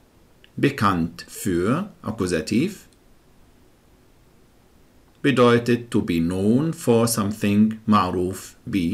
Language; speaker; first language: German; non-native, fluent; Arabic